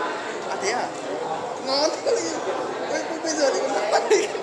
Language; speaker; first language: Vietnamese; native; Vietnamese